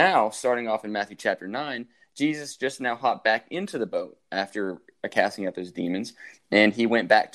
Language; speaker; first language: English; native; English